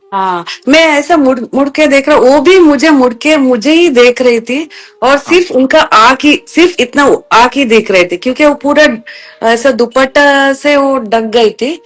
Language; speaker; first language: Hindi; non-native, local second language; Kannada